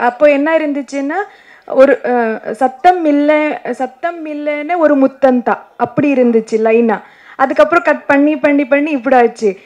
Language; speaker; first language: Tamil; non-native, learner; Kannada